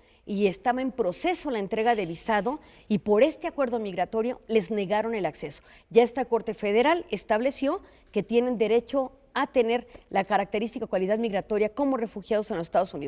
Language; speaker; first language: Spanish; native; Spanish